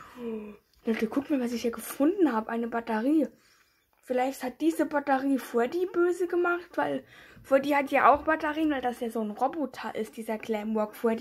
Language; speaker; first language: German; native; German